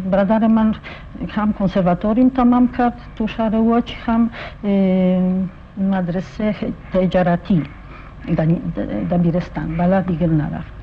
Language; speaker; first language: Persian; non-native, fluent; Polish